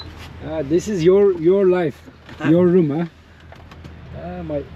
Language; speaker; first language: English; non-native, learner; Turkish